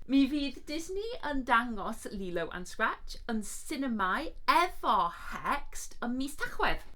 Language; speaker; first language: Welsh; non-native, fluent; English